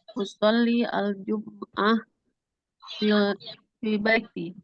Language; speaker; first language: Arabic; non-native, learner; Indonesian